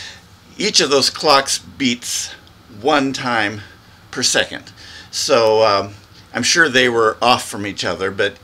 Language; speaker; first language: English; native; English